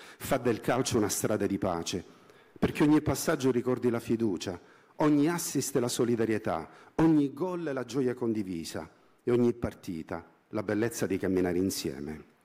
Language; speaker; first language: Italian; native; Italian